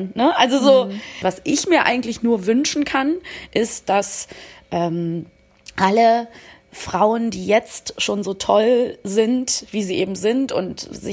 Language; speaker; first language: German; native; German